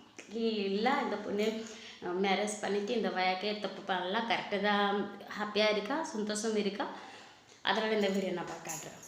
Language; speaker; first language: Tamil; non-native, local second language; Odia